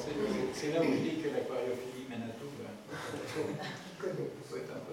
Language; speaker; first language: French; native; French